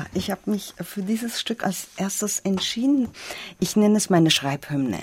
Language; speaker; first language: German; non-native, fluent; Persian